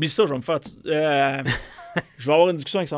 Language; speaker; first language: French; native; French